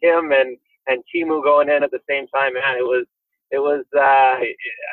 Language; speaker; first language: English; native; English